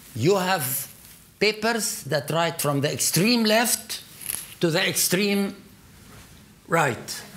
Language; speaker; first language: English; non-native, fluent; Arabic